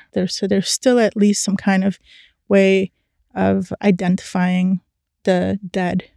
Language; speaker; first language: English; early bilingual, other home language; Persian